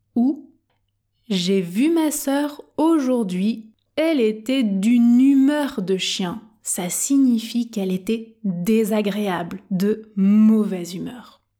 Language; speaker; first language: French; native; French